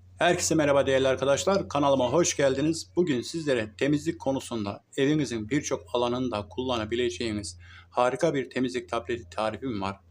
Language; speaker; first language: Turkish; native; Turkish